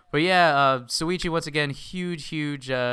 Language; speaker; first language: English; native; English